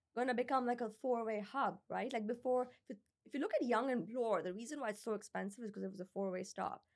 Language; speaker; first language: English; non-native, local second language; Urdu